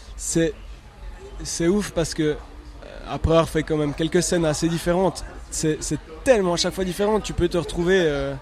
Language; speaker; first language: French; native; French